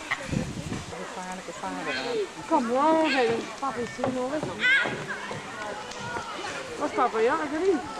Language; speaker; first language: Dutch; native; Dutch